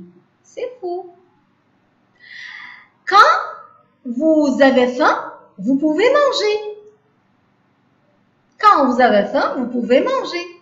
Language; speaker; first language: French; non-native, learner; Uzbek